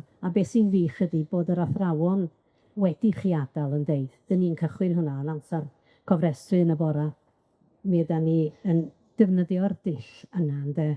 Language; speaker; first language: Welsh; native; Welsh